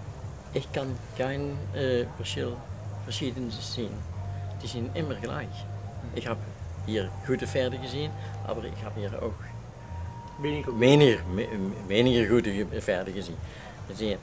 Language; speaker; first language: German; non-native, learner; Dutch